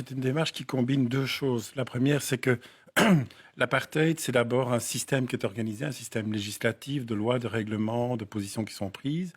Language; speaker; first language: French; native; French